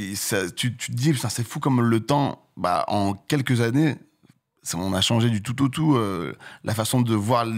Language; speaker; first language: French; native; French